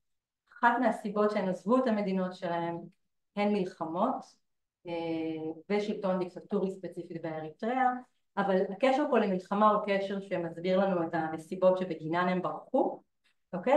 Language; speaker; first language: Hebrew; native; Hebrew